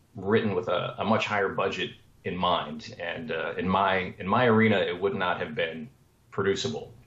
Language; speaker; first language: English; native; English